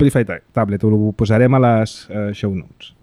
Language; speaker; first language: Catalan; native; Catalan